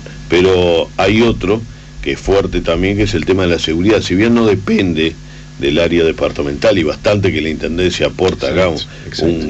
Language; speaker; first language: Spanish; native; Spanish